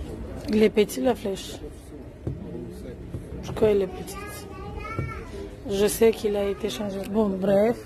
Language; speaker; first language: French; non-native, learner; Romanian